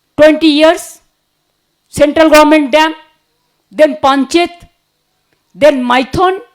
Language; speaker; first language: English; non-native, local second language; Bangla